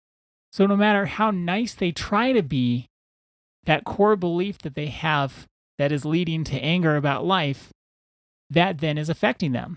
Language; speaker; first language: English; native; English